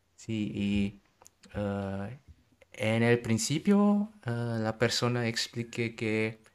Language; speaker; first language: Spanish; non-native, learner; German